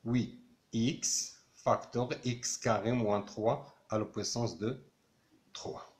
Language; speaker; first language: French; non-native, local second language; Arabic